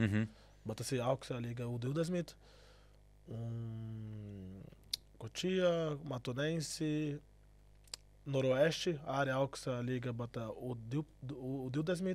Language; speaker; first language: Latvian; non-native, learner; Portuguese